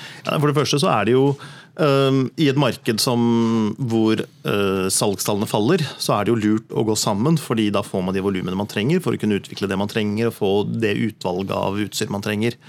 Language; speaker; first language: Norwegian; native; Norwegian